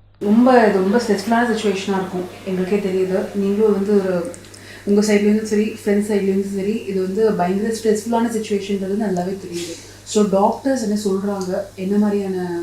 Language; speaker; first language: Tamil; native; Tamil